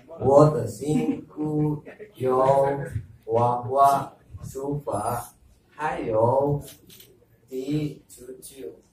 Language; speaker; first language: Chinese; non-native, learner; Indonesian